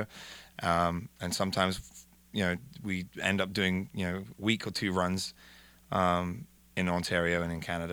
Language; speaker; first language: English; native; English